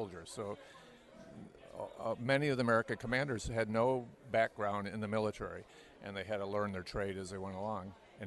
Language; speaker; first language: English; native; English